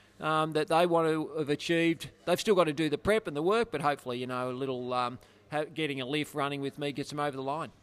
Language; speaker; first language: English; native; English